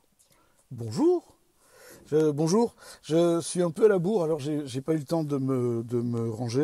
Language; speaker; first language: French; native; French